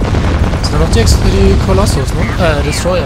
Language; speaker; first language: German; native; German